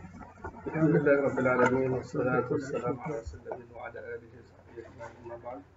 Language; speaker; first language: Arabic; non-native, fluent; Urdu